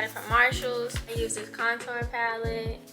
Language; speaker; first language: English; native; English